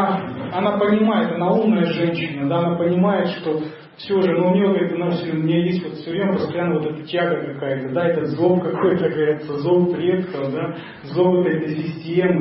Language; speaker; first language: Russian; native; Russian